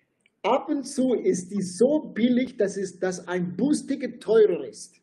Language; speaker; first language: German; non-native, fluent; Turkish